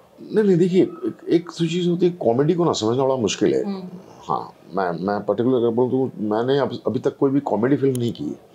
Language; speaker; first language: Hindi; native; Hindi